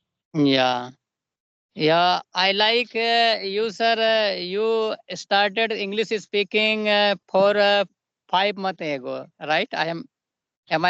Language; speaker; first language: English; non-native, local second language; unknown